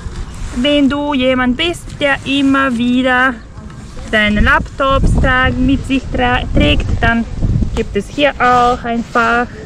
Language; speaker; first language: German; non-native, fluent; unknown